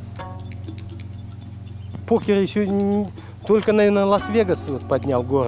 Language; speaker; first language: Russian; native; Russian